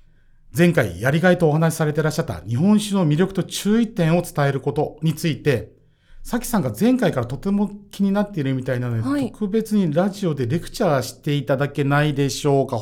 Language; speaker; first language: Japanese; native; Japanese